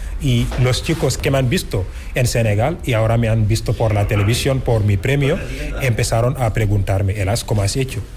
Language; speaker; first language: Spanish; non-native, fluent; Wolof